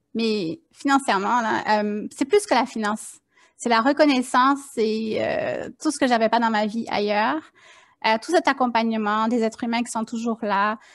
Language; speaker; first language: French; native; French